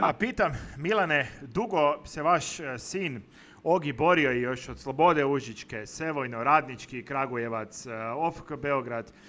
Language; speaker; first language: Croatian; native; Croatian